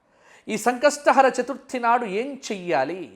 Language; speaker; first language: Telugu; native; Telugu